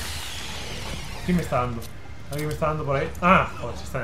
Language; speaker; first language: Spanish; native; Spanish